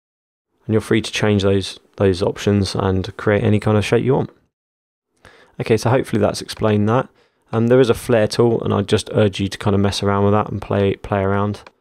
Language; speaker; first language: English; native; English